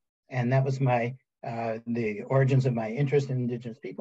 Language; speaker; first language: English; native; English